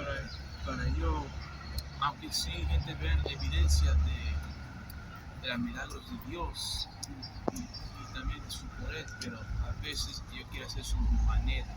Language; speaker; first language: Spanish; non-native, fluent; English